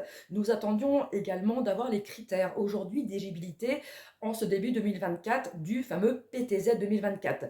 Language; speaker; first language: French; native; French